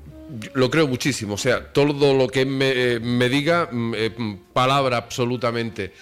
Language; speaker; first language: Spanish; native; Spanish